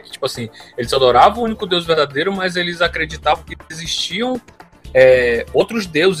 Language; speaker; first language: Portuguese; native; Portuguese